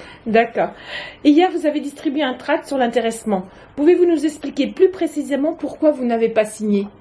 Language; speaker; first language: French; native; French